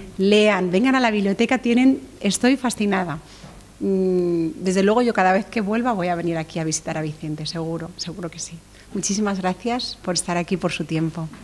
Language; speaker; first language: Spanish; native; Spanish